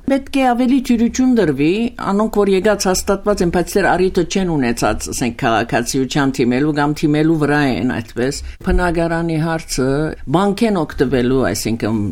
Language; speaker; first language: Armenian; early bilingual, heritage; Armenian